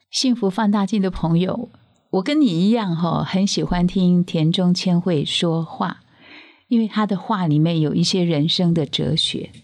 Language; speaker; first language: Chinese; native; Chinese